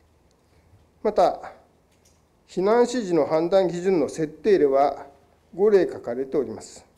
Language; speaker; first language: Japanese; native; Japanese